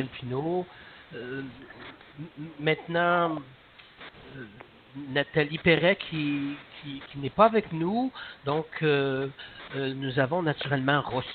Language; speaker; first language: French; native; French